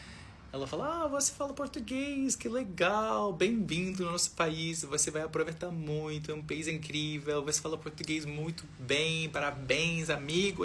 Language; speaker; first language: Portuguese; non-native, fluent; English